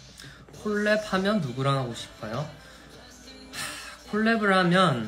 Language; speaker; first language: Korean; non-native, fluent; English